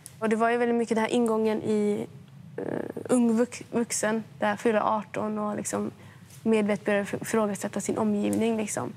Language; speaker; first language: Swedish; early bilingual, other home language; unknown